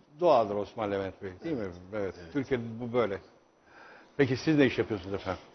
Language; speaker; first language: Turkish; native; Turkish